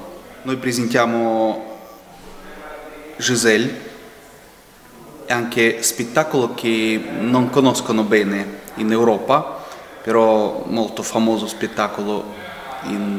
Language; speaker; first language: Italian; non-native, fluent; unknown